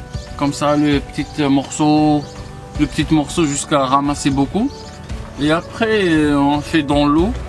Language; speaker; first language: French; non-native, learner; Arabic